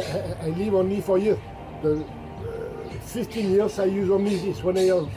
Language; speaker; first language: English; non-native, learner; French